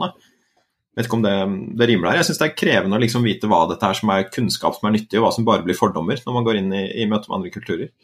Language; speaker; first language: Norwegian; native; Norwegian